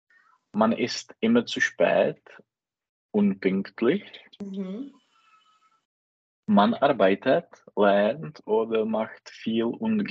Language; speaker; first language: German; non-native, learner; Czech